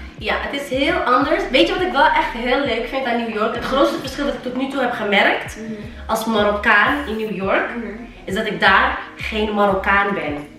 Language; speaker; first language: Dutch; early bilingual, other home language; Riffian